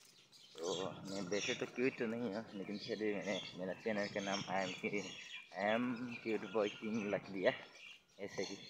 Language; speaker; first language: Hindi; non-native, local second language; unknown